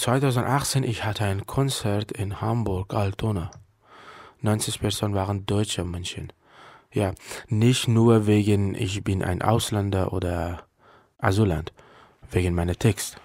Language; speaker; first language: German; non-native, learner; Persian